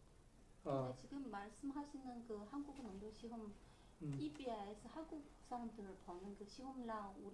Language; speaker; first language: Korean; non-native, learner; Chinese